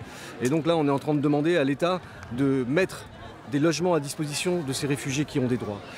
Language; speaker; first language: French; native; French